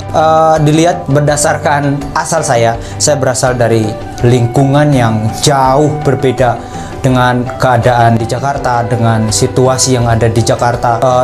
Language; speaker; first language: Indonesian; non-native, local second language; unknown